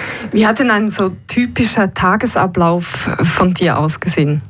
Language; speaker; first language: German; native; German